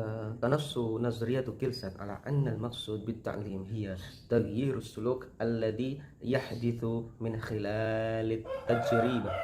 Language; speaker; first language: Arabic; non-native, learner; Indonesian